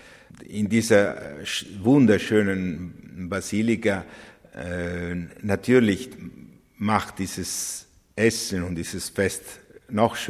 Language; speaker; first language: German; non-native, fluent; Italian